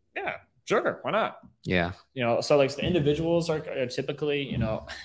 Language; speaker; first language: English; native; English